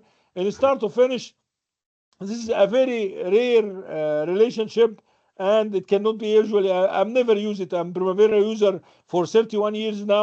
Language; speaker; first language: English; non-native, fluent; Arabic